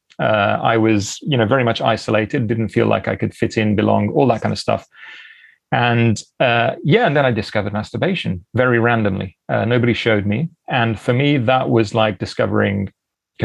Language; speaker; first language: English; native; English